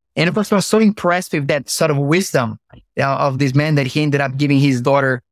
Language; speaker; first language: English; non-native, fluent; Portuguese